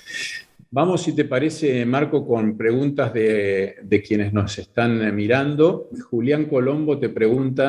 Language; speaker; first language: Spanish; native; Spanish